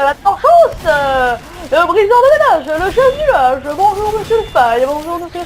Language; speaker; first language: French; native; French